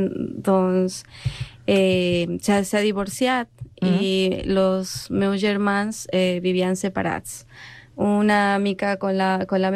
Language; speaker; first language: Catalan; non-native, learner; Spanish